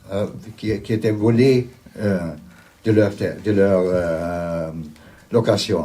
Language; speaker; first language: French; non-native, learner; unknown